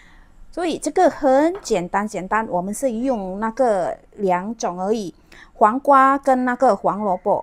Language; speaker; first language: Chinese; non-native, learner; Indonesian